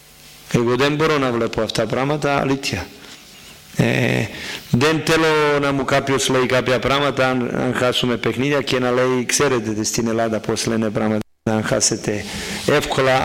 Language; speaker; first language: Greek; non-native, fluent; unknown